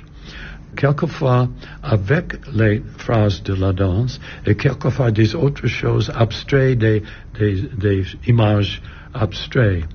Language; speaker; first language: French; non-native, learner; English